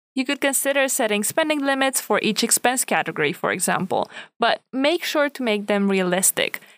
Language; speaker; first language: English; non-native, fluent; Romanian